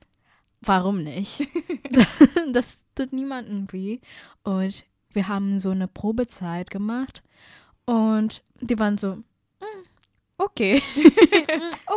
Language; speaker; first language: German; non-native, fluent; Indonesian